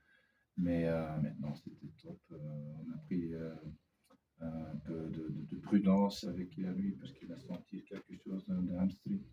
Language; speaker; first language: French; non-native, fluent; Dutch